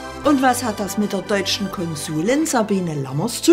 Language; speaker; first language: German; native; German